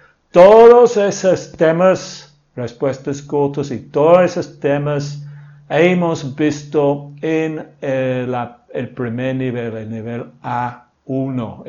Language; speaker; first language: Spanish; non-native, fluent; English